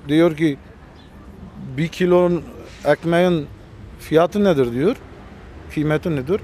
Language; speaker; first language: Turkish; early bilingual, heritage; Armenian